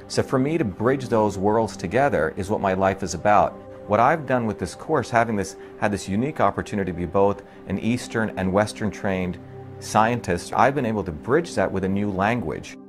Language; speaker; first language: English; non-native, local second language; Tamil